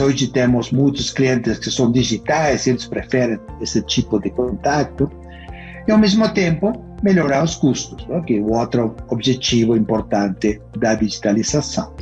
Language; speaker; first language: Portuguese; non-native, fluent; Spanish